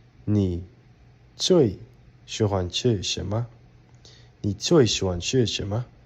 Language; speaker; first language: Chinese; non-native, learner; English